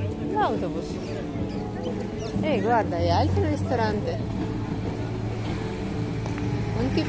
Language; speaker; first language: Italian; non-native, learner; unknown